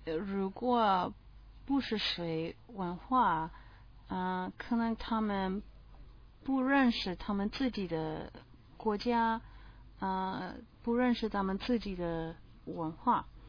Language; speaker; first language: Chinese; non-native, learner; English